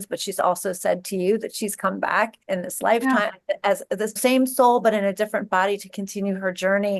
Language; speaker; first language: English; native; English